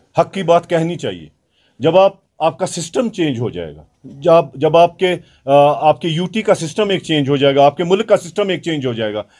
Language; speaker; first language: Hindi; non-native, local second language; Kashmiri